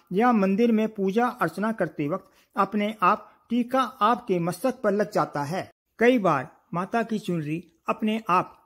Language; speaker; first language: Hindi; native; Hindi